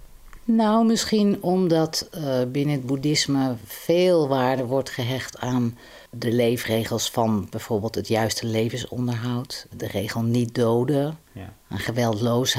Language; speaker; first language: Dutch; native; Dutch